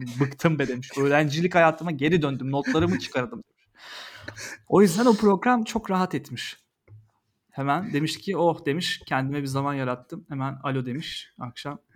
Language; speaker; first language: Turkish; native; Turkish